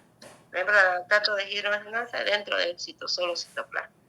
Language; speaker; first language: Spanish; native; Spanish